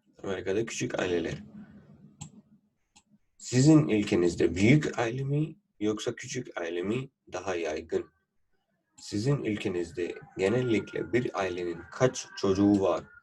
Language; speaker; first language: Turkish; non-native, fluent; Urdu